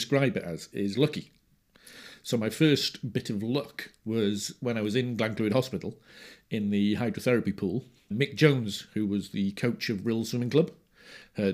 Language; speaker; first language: English; native; English